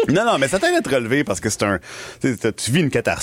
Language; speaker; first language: French; native; French